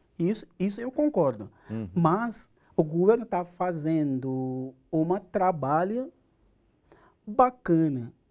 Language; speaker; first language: Portuguese; non-native, learner; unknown